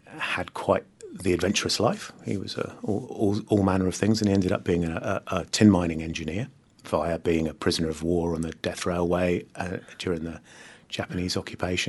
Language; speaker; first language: English; native; English